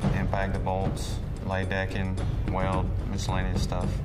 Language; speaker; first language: English; native; English